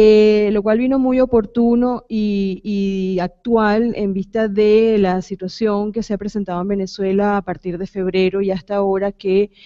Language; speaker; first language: Spanish; native; Spanish